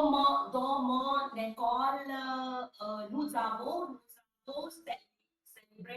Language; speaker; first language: French; non-native, learner; Hindi